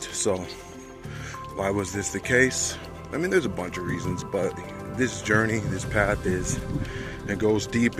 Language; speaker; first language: English; native; English